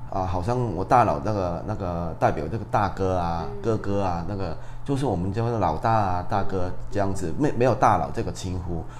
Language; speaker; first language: Chinese; non-native, fluent; Cantonese